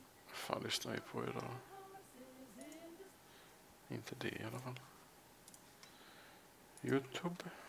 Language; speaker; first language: Swedish; native; Swedish